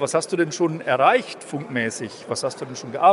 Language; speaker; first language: German; native; German